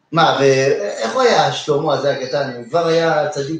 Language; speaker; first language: Hebrew; non-native, fluent; French